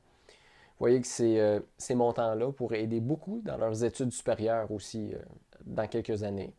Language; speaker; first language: French; native; French